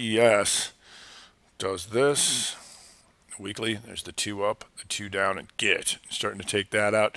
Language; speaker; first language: English; native; English